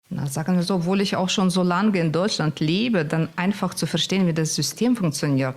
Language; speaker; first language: German; non-native, fluent; Russian